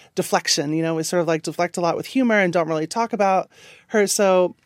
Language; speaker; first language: English; native; English